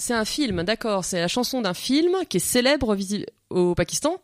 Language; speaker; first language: French; native; French